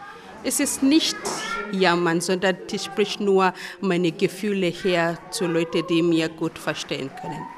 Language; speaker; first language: German; non-native, learner; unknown